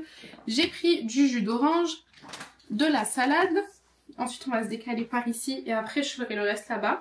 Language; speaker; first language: French; native; French